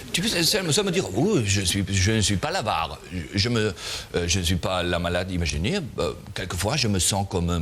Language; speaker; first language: French; non-native, learner; German